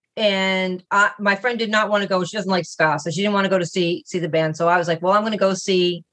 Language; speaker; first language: English; native; English